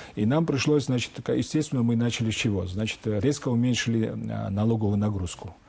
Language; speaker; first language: Russian; non-native, local second language; Georgian